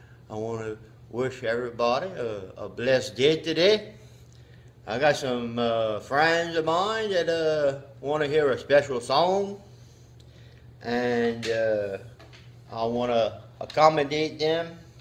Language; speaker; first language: English; native; English